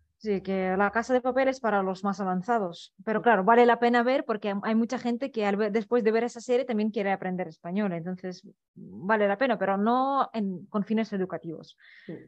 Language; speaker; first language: Spanish; non-native, fluent; Russian